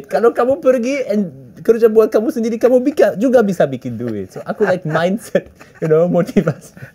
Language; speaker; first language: Indonesian; early bilingual, heritage; English